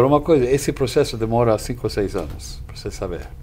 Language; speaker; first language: Portuguese; non-native, fluent; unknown